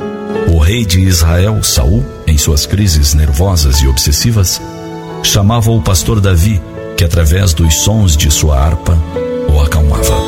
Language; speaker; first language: Portuguese; native; Portuguese